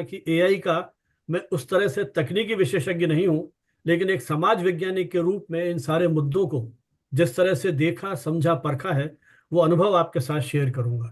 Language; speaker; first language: Hindi; native; Hindi